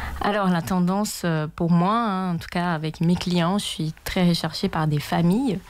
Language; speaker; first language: French; non-native, fluent; Portuguese